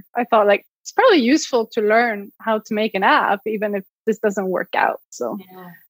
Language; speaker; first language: English; non-native, fluent; Swedish